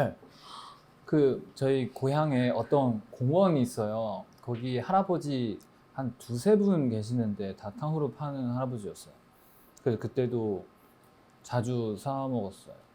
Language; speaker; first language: Korean; non-native, fluent; Chinese